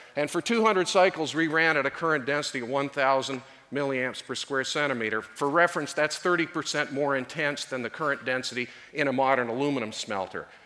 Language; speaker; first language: English; native; English